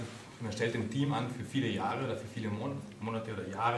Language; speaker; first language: German; native; German